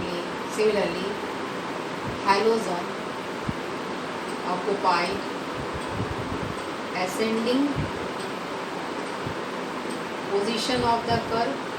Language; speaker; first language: English; non-native, local second language; Hindi